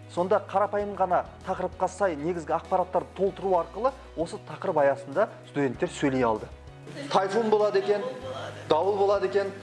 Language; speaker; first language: Kazakh; native; Kazakh